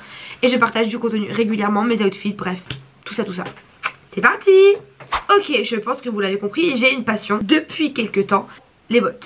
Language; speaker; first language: French; native; French